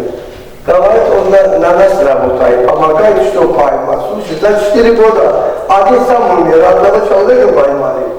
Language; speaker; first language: Russian; non-native, fluent; Azerbaijani